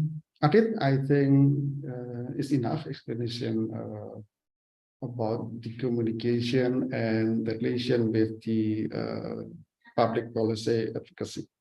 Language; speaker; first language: English; non-native, fluent; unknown